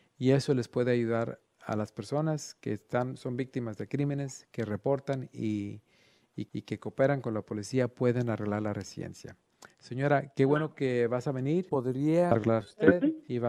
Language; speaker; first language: Spanish; early bilingual, other home language; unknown